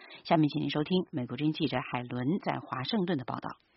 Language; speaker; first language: Chinese; native; Chinese